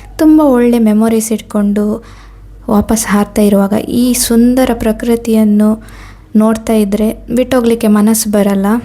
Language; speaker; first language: Kannada; non-native, local second language; Konkani